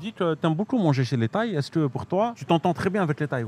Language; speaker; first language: French; native; French